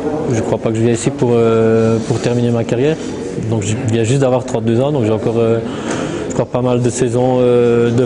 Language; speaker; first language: French; native; French